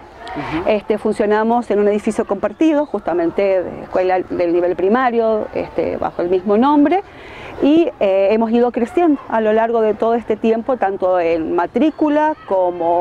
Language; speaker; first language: Spanish; native; Spanish